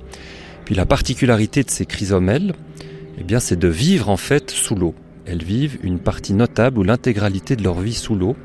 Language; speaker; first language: French; native; French